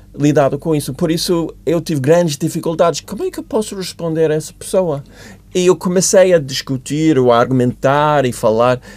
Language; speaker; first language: Portuguese; non-native, fluent; English